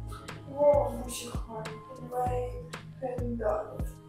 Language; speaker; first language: Chinese; non-native, learner; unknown